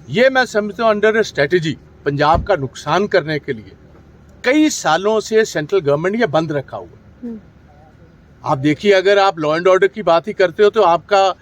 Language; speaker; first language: Hindi; non-native, local second language; Punjabi